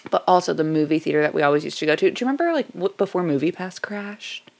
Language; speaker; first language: English; native; English